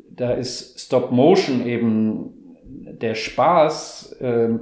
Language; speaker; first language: German; native; German